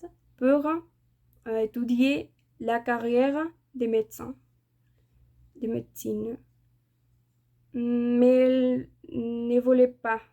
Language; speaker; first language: French; non-native, fluent; Spanish